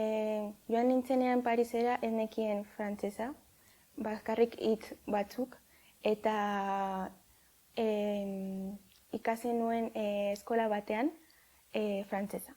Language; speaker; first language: Basque; non-native, local second language; Spanish